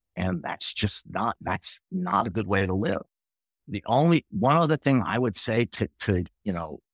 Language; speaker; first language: English; native; English